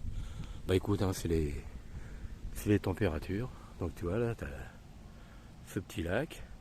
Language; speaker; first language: French; native; French